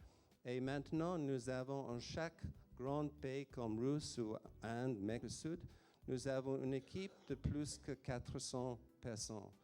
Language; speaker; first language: French; non-native, fluent; English